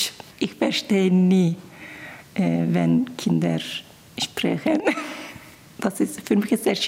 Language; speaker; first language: German; non-native, learner; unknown